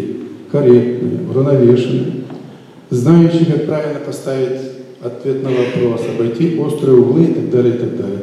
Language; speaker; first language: Russian; native; Russian